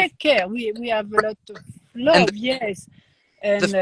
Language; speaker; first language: English; non-native, learner; French